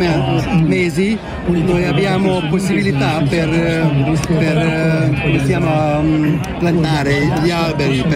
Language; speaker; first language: Italian; non-native, learner; Hungarian